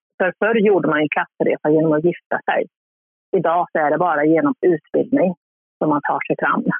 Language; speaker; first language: Swedish; early bilingual, other home language; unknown